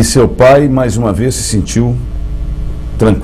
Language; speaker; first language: Portuguese; native; Portuguese